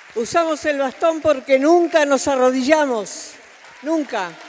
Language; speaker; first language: Spanish; native; Spanish